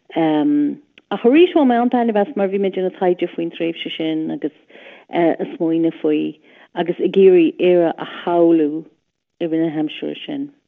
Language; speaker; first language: Irish; non-native, local second language; English